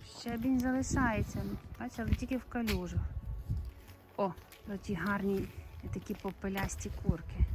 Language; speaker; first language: Ukrainian; native; Ukrainian